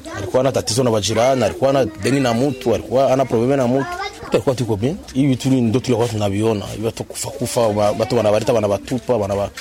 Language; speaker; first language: Swahili; non-native, local second language; Rundi